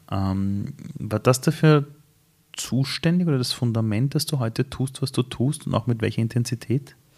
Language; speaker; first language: German; early bilingual, other home language; Persian